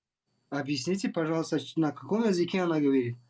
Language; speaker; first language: Russian; non-native, learner; Tajik